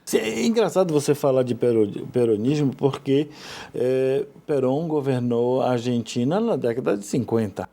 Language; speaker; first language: Portuguese; native; Portuguese